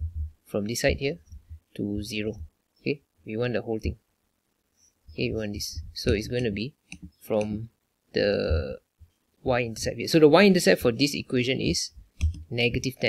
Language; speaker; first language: English; non-native, local second language; Malay